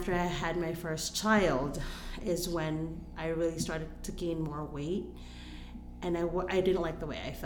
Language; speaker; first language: English; non-native, local second language; Filipino